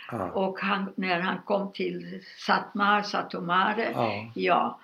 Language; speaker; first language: Swedish; non-native, fluent; Hungarian